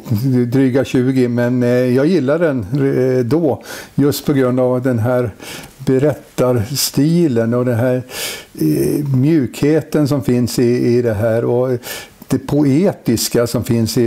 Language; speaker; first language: Swedish; native; Swedish